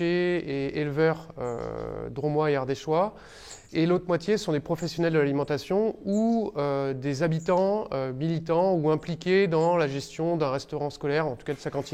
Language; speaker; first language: French; native; French